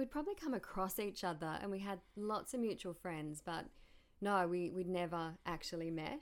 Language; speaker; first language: English; native; English